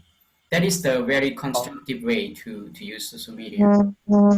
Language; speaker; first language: English; non-native, fluent; Lao